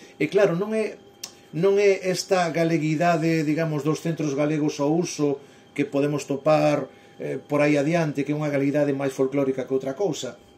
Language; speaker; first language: Galician; native; Galician